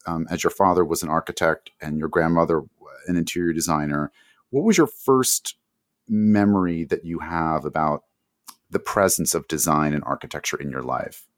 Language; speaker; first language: English; native; English